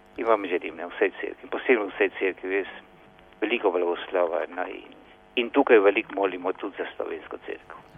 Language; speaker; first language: Slovenian; early bilingual, heritage; Slovenian